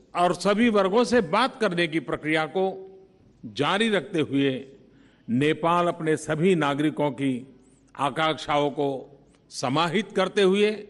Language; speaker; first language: Hindi; native; Hindi